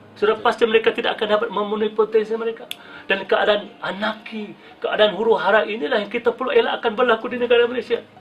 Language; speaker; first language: Malay; native; Malay